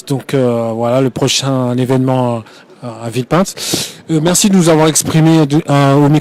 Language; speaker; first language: French; native; French